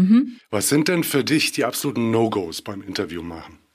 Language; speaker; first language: German; native; German